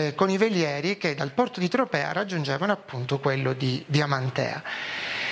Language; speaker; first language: Italian; native; Italian